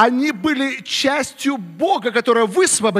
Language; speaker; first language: Russian; native; Russian